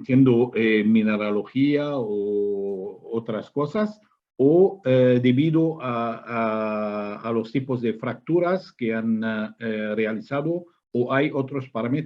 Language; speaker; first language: Spanish; non-native, fluent; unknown